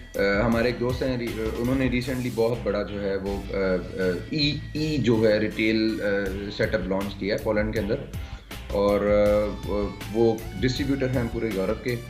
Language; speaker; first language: Urdu; non-native, local second language; Punjabi